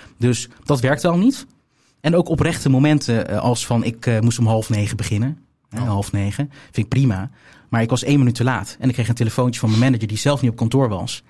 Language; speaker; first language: Dutch; native; Dutch